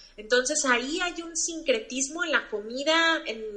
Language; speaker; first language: Spanish; native; Spanish